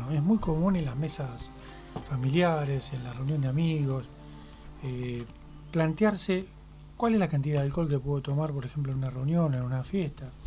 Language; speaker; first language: Spanish; native; Spanish